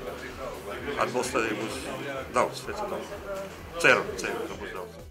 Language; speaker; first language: Latvian; non-native, learner; Russian